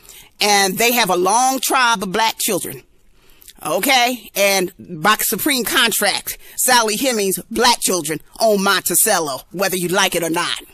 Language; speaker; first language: English; native; English